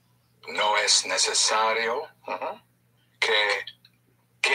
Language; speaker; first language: Spanish; non-native, learner; English